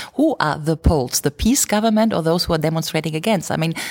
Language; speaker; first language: English; non-native, fluent; German